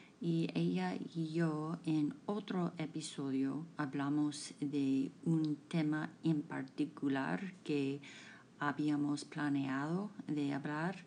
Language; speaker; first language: Spanish; non-native, fluent; English